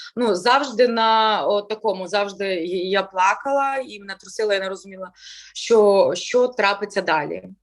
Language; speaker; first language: Ukrainian; native; Ukrainian